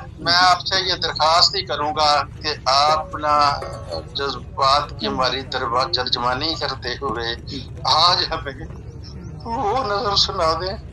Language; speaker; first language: Urdu; non-native, local second language; Punjabi